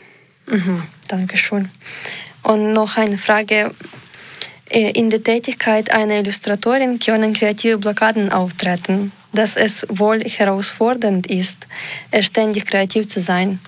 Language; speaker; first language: German; non-native, learner; Ukrainian